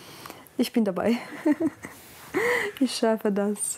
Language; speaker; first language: German; non-native, learner; Romanian